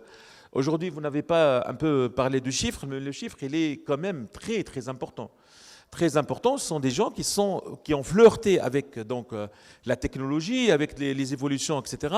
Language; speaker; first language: French; non-native, local second language; Arabic